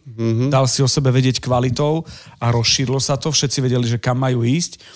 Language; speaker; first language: Slovak; native; Slovak